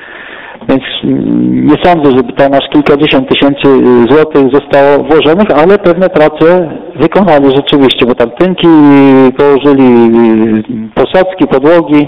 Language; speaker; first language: Polish; native; Polish